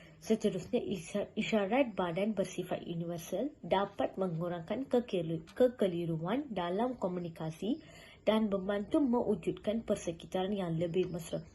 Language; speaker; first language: Malay; non-native, local second language; Tamil